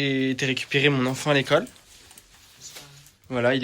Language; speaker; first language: French; native; French